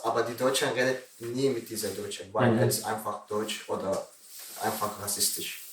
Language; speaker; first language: German; non-native, learner; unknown